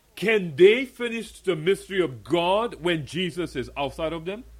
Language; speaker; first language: English; early bilingual, other home language; Korean